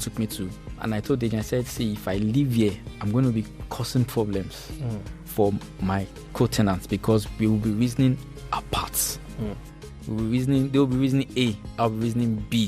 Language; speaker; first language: English; non-native, local second language; Yoruba